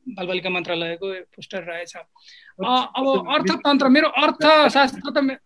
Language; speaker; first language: Nepali; non-native, local second language; Eastern Tamang